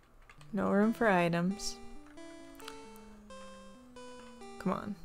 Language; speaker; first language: English; native; English